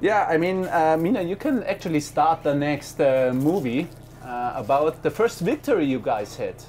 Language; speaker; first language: English; non-native, fluent; German